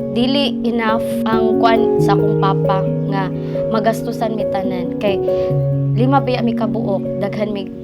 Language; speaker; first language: Cebuano; native; Cebuano